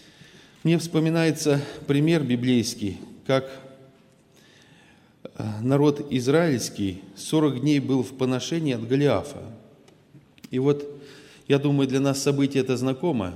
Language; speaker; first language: Russian; native; Russian